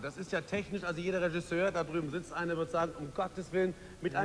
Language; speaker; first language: German; native; German